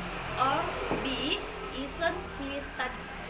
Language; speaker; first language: English; non-native, learner; Indonesian